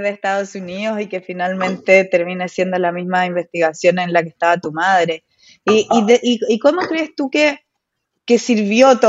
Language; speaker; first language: Spanish; native; Spanish